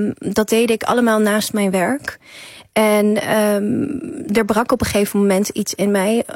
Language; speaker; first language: Dutch; early bilingual, other home language; Persian